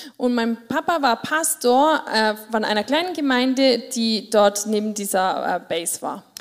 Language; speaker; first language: German; native; German